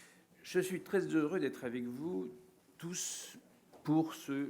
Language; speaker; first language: French; native; French